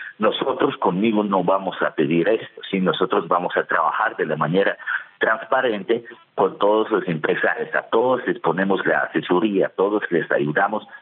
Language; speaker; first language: Spanish; non-native, fluent; Russian